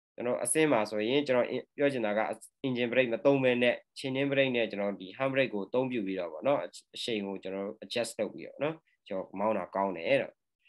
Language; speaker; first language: Burmese; native; Burmese